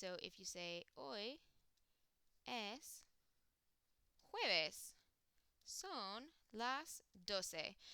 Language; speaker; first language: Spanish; non-native, fluent; English